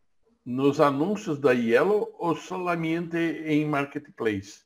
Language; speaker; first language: Spanish; non-native, learner; Portuguese